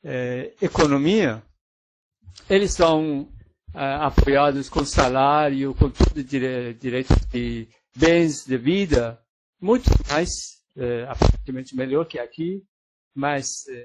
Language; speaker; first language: Portuguese; non-native, fluent; Persian